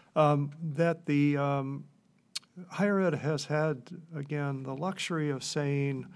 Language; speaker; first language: English; native; English